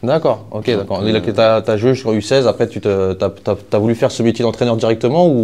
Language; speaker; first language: French; native; French